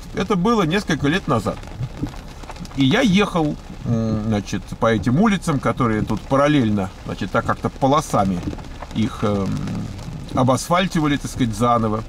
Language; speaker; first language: Russian; native; Russian